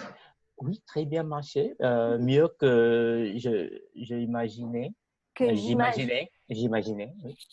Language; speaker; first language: French; non-native, fluent; English